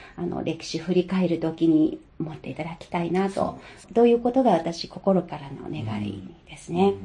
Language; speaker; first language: Japanese; non-native, fluent; Chinese